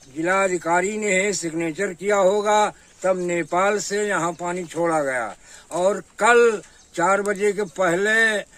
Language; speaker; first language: Hindi; native; Hindi